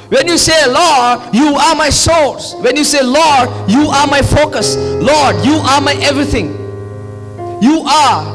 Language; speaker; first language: English; non-native, local second language; Telugu